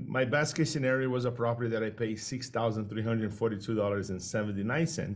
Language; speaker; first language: English; non-native, fluent; Portuguese